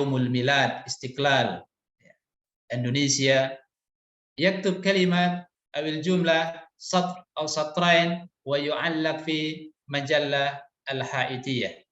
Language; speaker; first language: Arabic; non-native, fluent; Indonesian